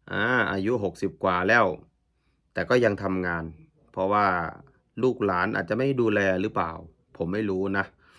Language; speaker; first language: Thai; native; Thai